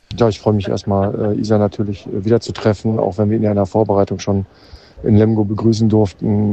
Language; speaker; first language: German; native; German